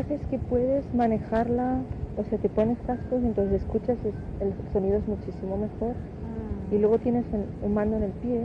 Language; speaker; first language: Spanish; native; Spanish